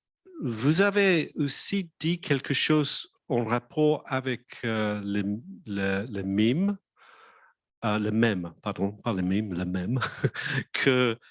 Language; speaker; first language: French; non-native, fluent; English